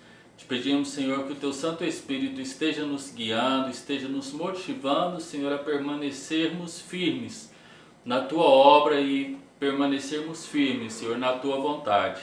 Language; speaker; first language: Portuguese; native; Portuguese